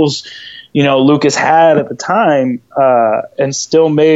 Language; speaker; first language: English; native; English